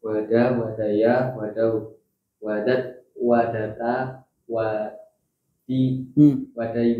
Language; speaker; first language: Arabic; non-native, learner; Indonesian